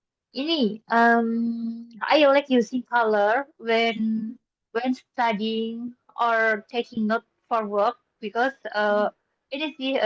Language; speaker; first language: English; non-native, learner; Indonesian